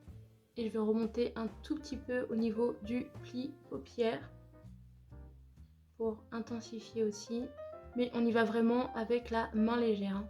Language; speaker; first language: French; native; French